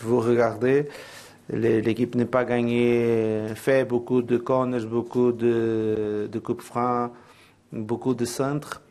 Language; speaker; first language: French; non-native, learner; Portuguese